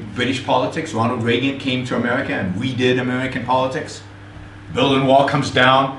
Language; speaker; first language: English; non-native, fluent; Hebrew